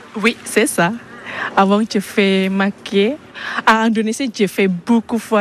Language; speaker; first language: French; non-native, learner; Indonesian